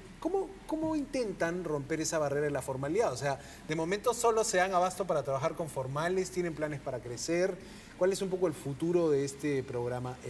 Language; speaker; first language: Spanish; native; Spanish